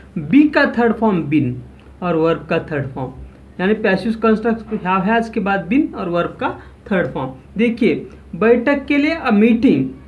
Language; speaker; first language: Hindi; non-native, local second language; Marathi